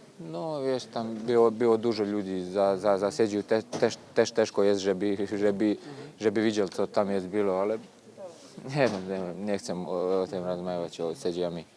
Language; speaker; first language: Polish; non-native, learner; Serbian